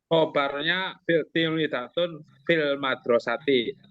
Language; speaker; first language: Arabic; non-native, learner; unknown